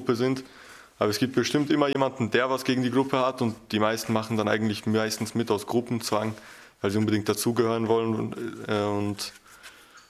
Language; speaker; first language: German; early bilingual, other home language; Albanian